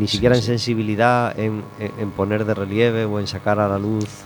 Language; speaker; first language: Spanish; native; Spanish